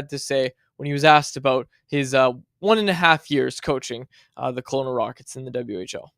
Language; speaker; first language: English; native; English